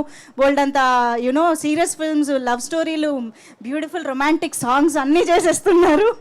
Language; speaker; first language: Telugu; native; Telugu